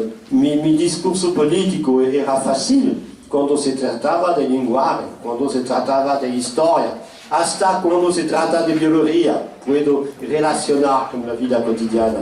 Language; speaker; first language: Portuguese; non-native, fluent; French